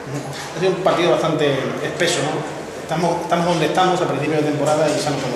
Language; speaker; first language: Spanish; native; Spanish